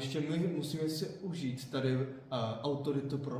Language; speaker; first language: Czech; non-native, fluent; Korean